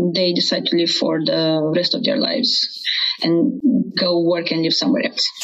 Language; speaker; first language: English; non-native, fluent; Romanian